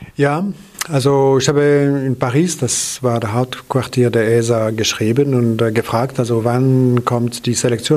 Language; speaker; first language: German; non-native, local second language; French